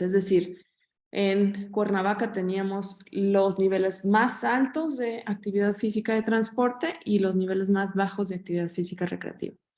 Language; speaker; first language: Spanish; native; Spanish